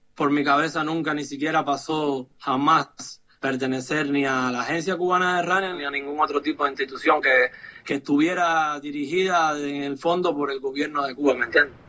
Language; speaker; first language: Spanish; native; Spanish